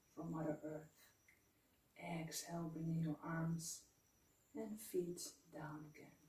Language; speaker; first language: English; non-native, fluent; Dutch